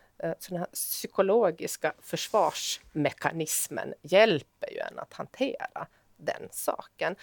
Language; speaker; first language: Swedish; native; Swedish